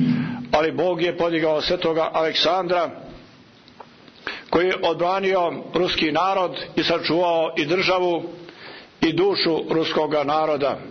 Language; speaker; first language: Croatian; native; Croatian